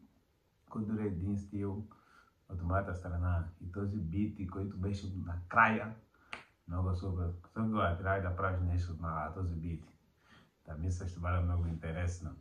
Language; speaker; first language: Bulgarian; non-native, learner; Portuguese